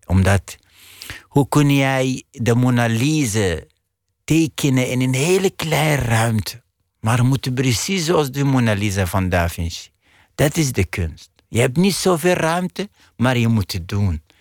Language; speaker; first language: Dutch; non-native, fluent; Arabic